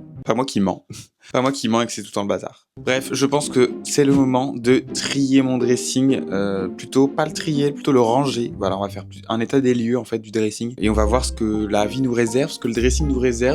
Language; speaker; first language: French; native; French